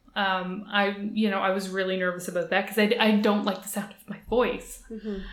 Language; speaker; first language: English; native; English